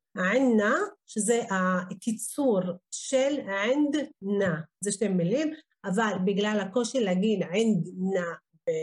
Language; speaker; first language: Hebrew; non-native, local second language; Arabic